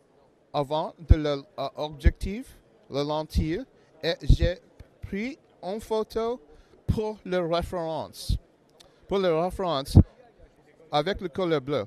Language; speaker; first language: French; non-native, learner; English